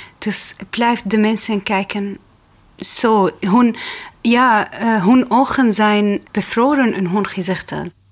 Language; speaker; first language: Dutch; non-native, fluent; Arabic